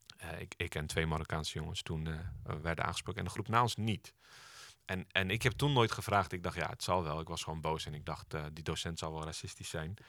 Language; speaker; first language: Dutch; early bilingual, other home language; Turkish